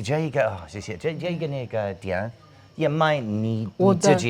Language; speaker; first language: Chinese; non-native, learner; English